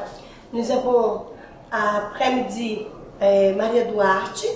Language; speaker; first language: French; non-native, fluent; Portuguese